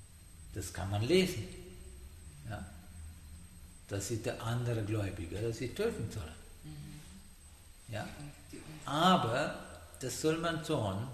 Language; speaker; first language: German; non-native, learner; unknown